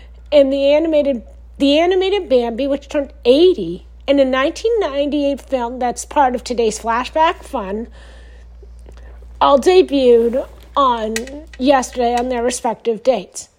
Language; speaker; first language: English; native; English